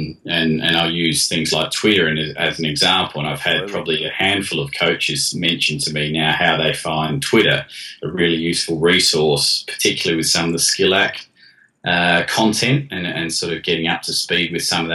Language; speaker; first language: English; native; English